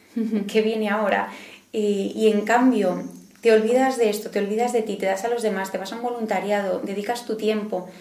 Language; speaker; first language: Spanish; native; Spanish